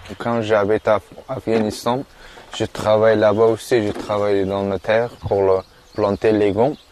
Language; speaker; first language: French; non-native, learner; Persian